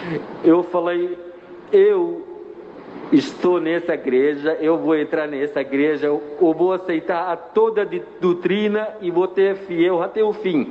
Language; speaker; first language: Portuguese; non-native, fluent; Arabic